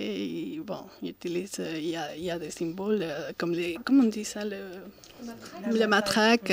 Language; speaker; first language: French; non-native, fluent; Spanish